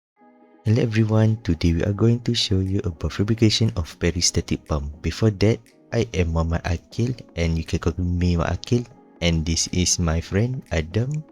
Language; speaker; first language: English; non-native, local second language; Malay